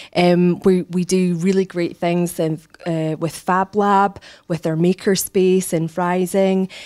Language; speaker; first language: English; native; English